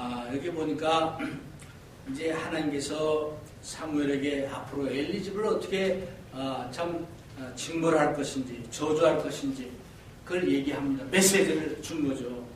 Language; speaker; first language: Korean; native; Korean